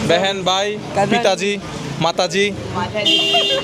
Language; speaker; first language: Hindi; non-native, learner; Bangla